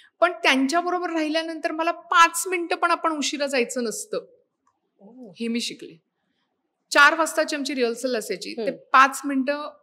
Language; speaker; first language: Marathi; native; Marathi